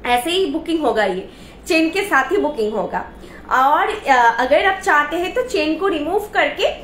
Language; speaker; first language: Hindi; non-native, local second language; Bangla